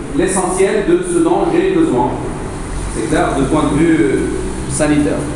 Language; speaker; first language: French; non-native, local second language; Arabic